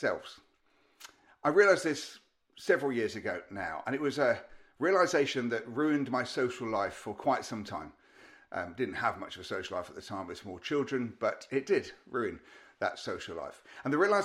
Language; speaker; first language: English; native; English